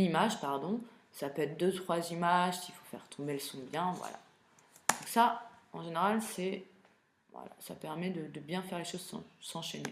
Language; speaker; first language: French; native; French